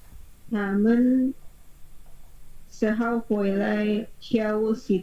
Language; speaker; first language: Chinese; non-native, learner; Indonesian